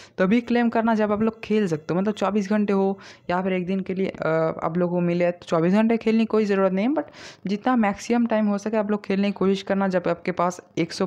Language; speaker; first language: Hindi; non-native, local second language; Bangla